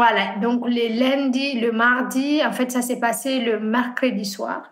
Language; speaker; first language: French; non-native, fluent; Fula